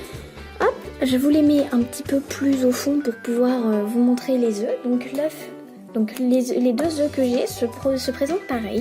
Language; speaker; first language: French; native; French